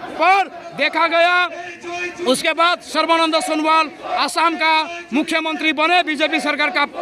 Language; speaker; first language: Hindi; non-native, local second language; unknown